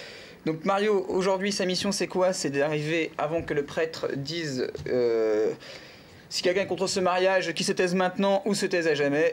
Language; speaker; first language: French; native; French